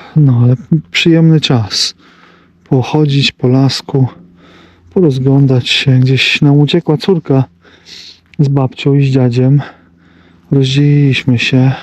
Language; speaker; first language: Polish; native; Polish